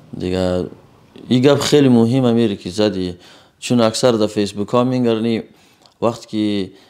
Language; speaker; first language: Persian; native; Persian